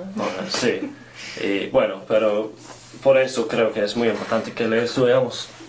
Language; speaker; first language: Spanish; non-native, learner; English